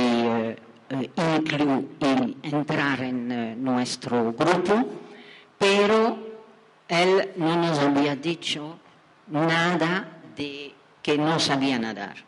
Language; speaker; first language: Spanish; non-native, fluent; French